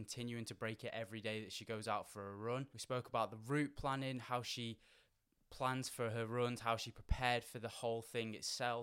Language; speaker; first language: English; native; English